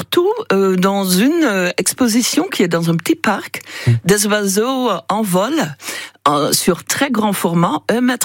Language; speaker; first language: French; non-native, fluent; Dutch